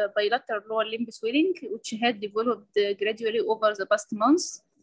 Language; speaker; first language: English; non-native, fluent; Arabic